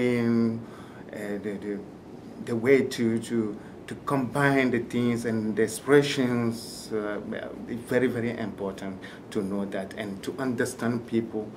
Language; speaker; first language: English; non-native, fluent; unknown